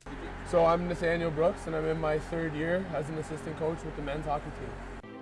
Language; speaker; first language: English; native; English